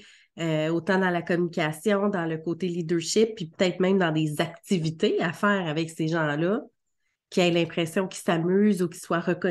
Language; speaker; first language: French; native; French